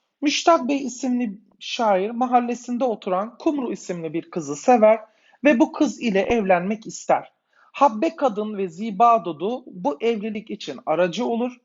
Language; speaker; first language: Turkish; native; Turkish